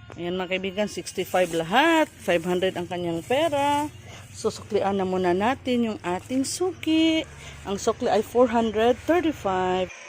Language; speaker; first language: Filipino; non-native, local second language; Cebuano